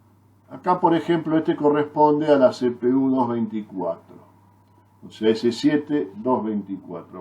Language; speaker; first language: Spanish; native; Spanish